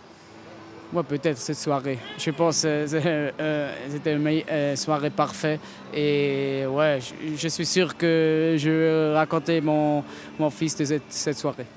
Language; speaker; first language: French; non-native, local second language; German